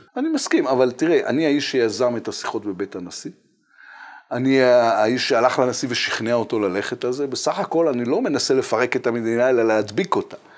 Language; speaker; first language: Hebrew; native; Hebrew